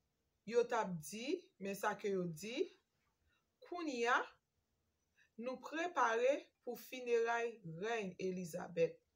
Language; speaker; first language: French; non-native, learner; Haitian Creole